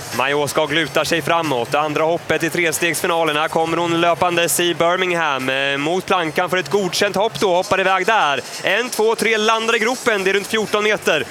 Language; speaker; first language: Swedish; native; Swedish